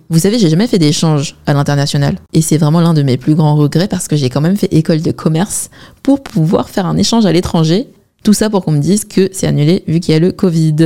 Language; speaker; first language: French; early bilingual, other home language; Chinese